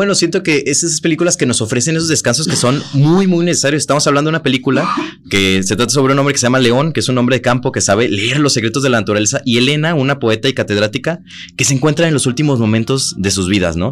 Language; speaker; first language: Spanish; native; Spanish